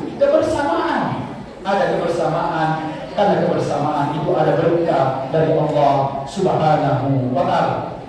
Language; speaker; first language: Indonesian; non-native, local second language; Buginese